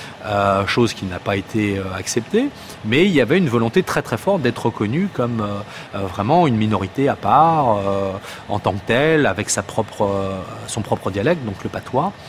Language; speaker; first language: French; native; French